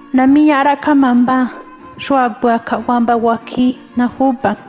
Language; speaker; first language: Spanish; non-native, local second language; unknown